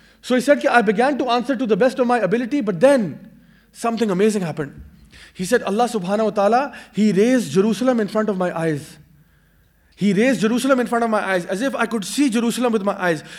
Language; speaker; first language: English; non-native, local second language; Urdu